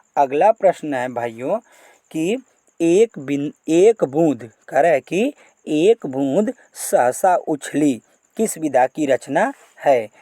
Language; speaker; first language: Hindi; native; Hindi